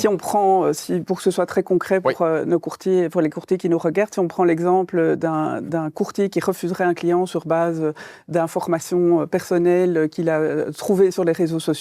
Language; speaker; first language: French; native; French